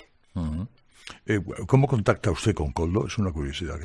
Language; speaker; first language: Spanish; native; Spanish